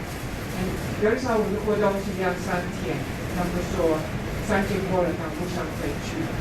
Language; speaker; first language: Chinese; non-native, fluent; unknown